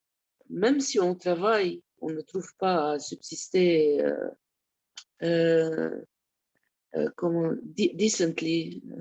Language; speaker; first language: French; non-native, local second language; Arabic